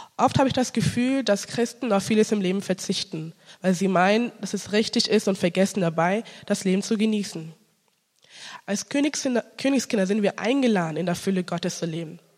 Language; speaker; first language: German; early bilingual, other home language; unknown